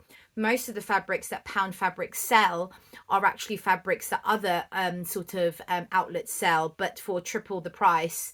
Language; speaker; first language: English; native; English